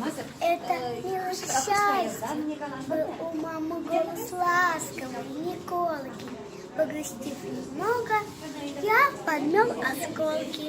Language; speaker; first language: Russian; non-native, local second language; Chuvash